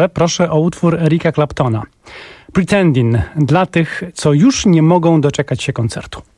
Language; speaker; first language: Polish; native; Polish